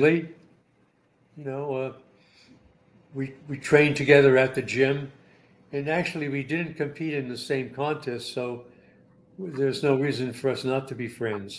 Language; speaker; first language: English; native; English